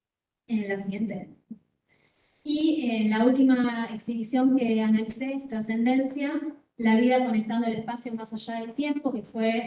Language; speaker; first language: Spanish; native; Spanish